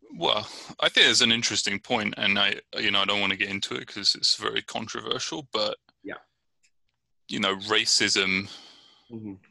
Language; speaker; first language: English; native; English